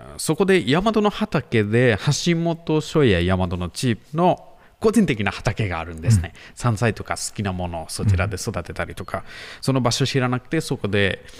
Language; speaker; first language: Japanese; non-native, learner; Bangla